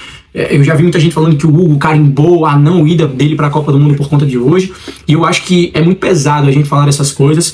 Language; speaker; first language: Portuguese; native; Portuguese